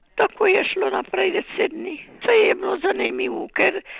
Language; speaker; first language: Slovenian; native; Slovenian